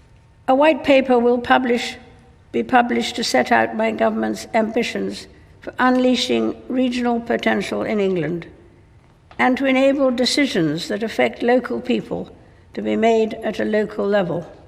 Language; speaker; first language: English; native; English